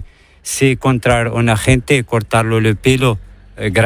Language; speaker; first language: Spanish; non-native, learner; Arabic